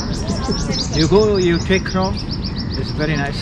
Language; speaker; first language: English; non-native, learner; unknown